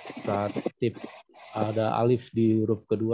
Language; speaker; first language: Indonesian; native; Indonesian